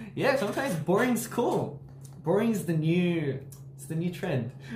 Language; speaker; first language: English; early bilingual, other home language; Korean